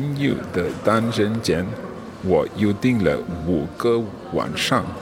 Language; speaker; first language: Chinese; non-native, learner; English